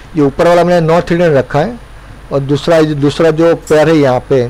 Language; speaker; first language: Hindi; non-native, local second language; Gujarati